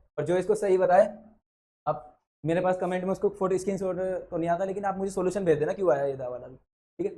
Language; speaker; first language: Hindi; native; Hindi